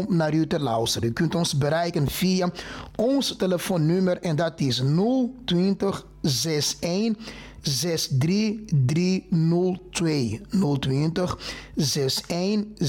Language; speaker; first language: Dutch; non-native, fluent; Portuguese